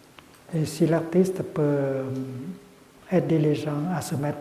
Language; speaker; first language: French; non-native, fluent; Vietnamese